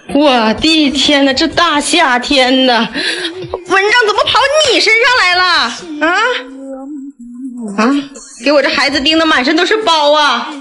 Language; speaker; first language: Chinese; native; Chinese